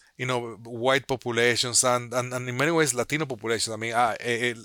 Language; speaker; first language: English; non-native, fluent; Spanish